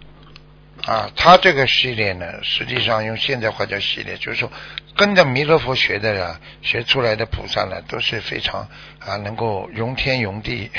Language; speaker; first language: Chinese; native; Chinese